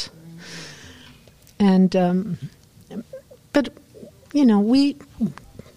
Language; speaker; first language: English; non-native, fluent; Spanish